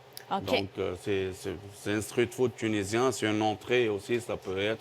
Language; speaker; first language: French; non-native, local second language; Arabic